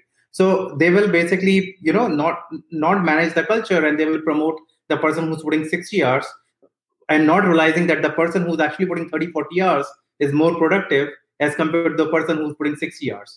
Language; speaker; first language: English; non-native, local second language; Hindi